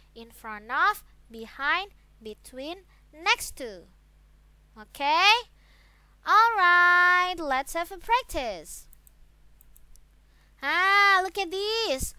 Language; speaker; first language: English; non-native, fluent; Indonesian